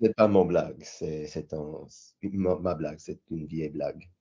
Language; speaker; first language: French; non-native, learner; English